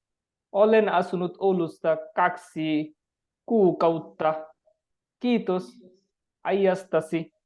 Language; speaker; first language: Finnish; non-native, learner; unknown